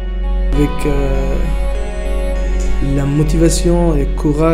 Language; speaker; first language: French; non-native, learner; Persian